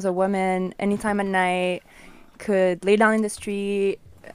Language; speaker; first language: English; non-native, fluent; French